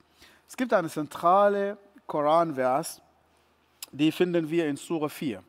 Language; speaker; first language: German; non-native, fluent; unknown